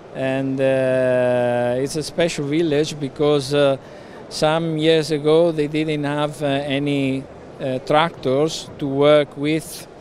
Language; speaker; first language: English; non-native, fluent; Italian